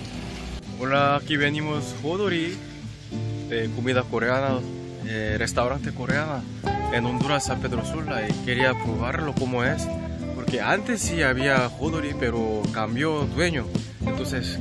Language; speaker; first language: Spanish; non-native, fluent; Korean